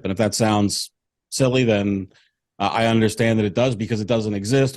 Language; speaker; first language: English; native; English